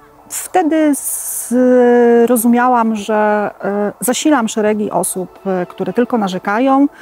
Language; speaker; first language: Polish; native; Polish